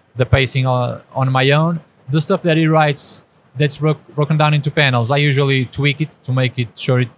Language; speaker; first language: English; non-native, fluent; Portuguese